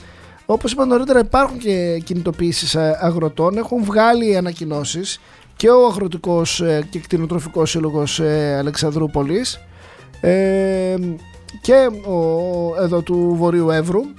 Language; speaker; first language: Greek; native; Greek